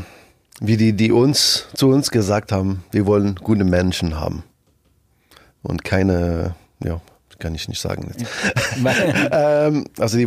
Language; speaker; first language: German; non-native, fluent; French